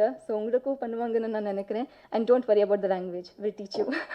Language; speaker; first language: Tamil; non-native, fluent; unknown